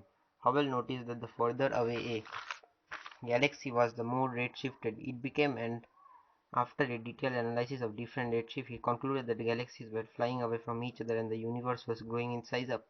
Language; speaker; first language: English; non-native, fluent; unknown